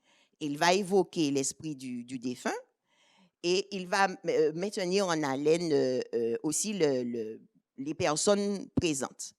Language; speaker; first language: French; native; French